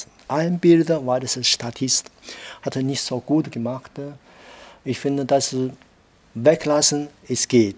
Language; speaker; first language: German; non-native, learner; Chinese